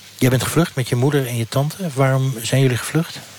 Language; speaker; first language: Dutch; native; Dutch